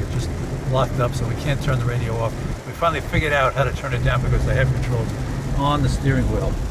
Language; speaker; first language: English; native; English